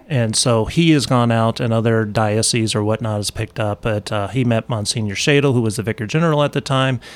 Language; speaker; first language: English; native; English